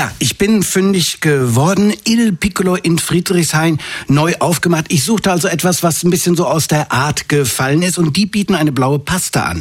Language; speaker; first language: German; native; German